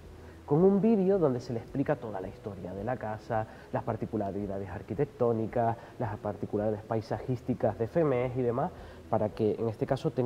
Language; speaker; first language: Spanish; native; Spanish